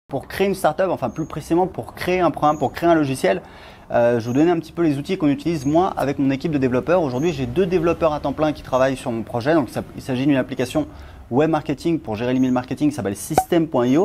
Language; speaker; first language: French; native; French